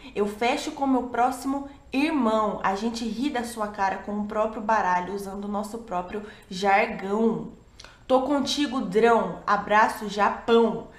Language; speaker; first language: Portuguese; native; Portuguese